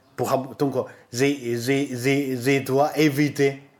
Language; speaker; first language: French; non-native, learner; Chinese